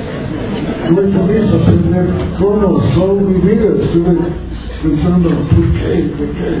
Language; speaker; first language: Spanish; non-native, learner; English